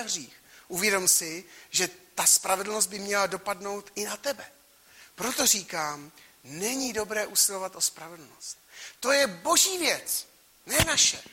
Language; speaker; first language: Czech; native; Czech